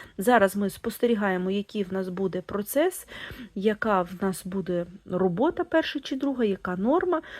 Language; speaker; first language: Ukrainian; non-native, local second language; Russian